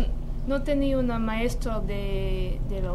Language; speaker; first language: Spanish; non-native, fluent; English